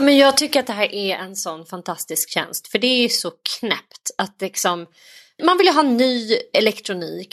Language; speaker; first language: Swedish; native; Swedish